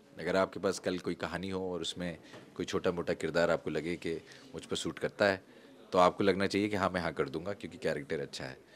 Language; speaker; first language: Hindi; native; Hindi